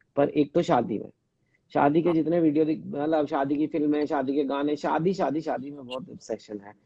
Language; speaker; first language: Hindi; native; Hindi